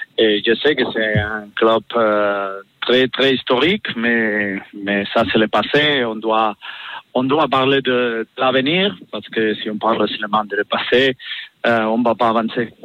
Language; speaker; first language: French; non-native, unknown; Catalan